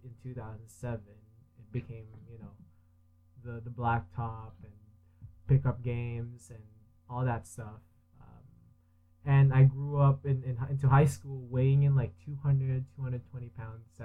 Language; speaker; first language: English; early bilingual, other home language; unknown